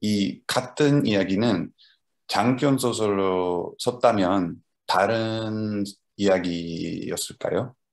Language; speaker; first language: Korean; non-native, learner; Dutch